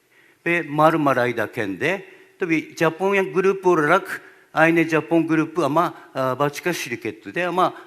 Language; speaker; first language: Turkish; non-native, learner; Japanese